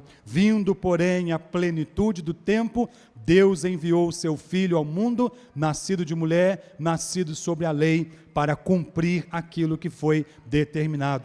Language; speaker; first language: Portuguese; native; Portuguese